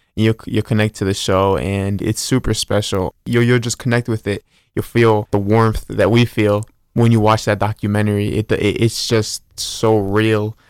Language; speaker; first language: English; early bilingual, other home language; Spanish